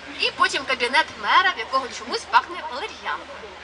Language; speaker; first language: Ukrainian; native; Ukrainian